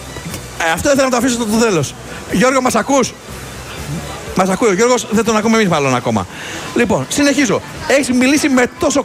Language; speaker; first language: Greek; native; Greek